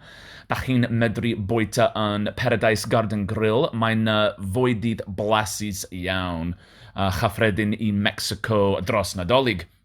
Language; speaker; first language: Welsh; non-native, learner; English